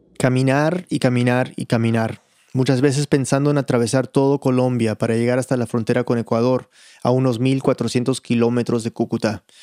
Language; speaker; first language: Spanish; early bilingual, heritage; Spanish